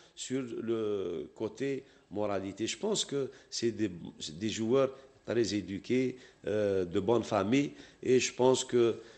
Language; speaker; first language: French; non-native, local second language; Arabic